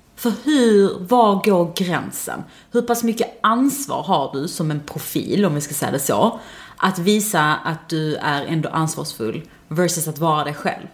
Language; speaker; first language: Swedish; early bilingual, other home language; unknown